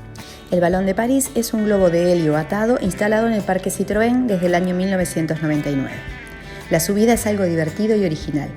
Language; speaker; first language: Spanish; native; Spanish